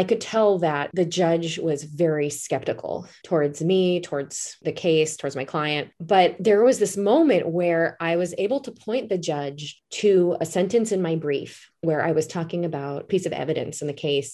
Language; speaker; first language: English; native; English